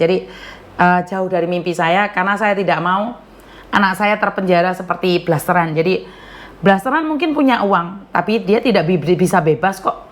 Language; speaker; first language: Indonesian; non-native, local second language; Javanese